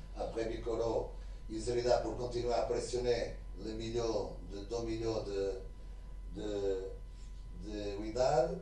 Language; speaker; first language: French; non-native, learner; Portuguese